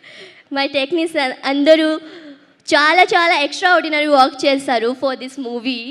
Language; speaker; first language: Telugu; non-native, learner; Odia